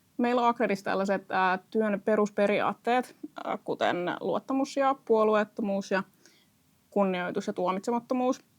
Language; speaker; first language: Finnish; native; Finnish